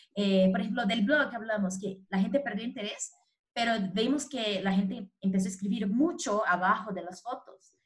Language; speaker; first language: Spanish; non-native, fluent; Portuguese